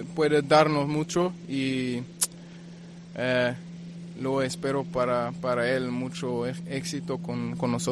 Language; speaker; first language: Spanish; non-native, fluent; German